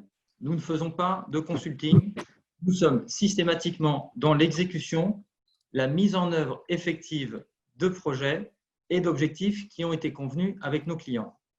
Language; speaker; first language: French; native; French